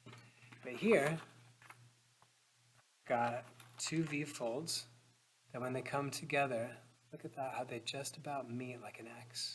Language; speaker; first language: English; native; English